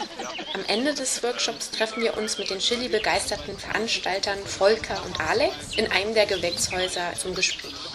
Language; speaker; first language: German; native; German